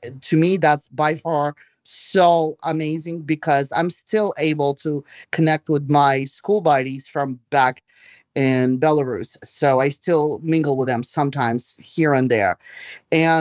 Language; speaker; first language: English; non-native, fluent; Russian